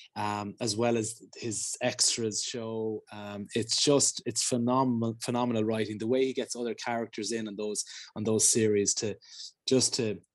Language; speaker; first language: English; native; English